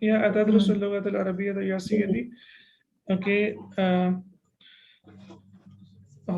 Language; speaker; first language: Arabic; non-native, fluent; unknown